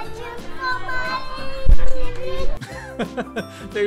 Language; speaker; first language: Vietnamese; early bilingual, other home language; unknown